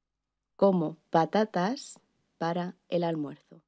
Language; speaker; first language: Spanish; non-native, learner; English